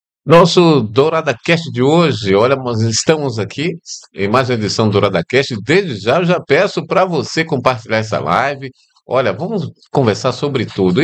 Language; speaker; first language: Portuguese; native; Portuguese